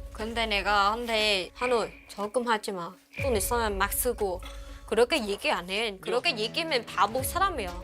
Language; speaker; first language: Korean; non-native, learner; Vietnamese